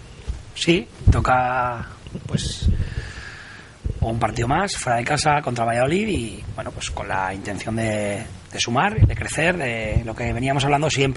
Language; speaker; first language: Spanish; native; Spanish